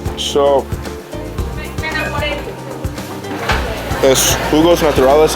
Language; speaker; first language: Spanish; non-native, learner; English